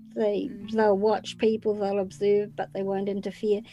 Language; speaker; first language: English; native; English